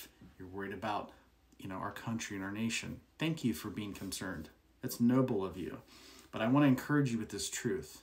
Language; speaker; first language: English; native; English